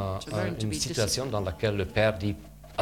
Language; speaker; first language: French; non-native, fluent; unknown